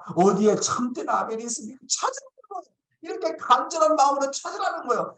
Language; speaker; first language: Korean; native; Korean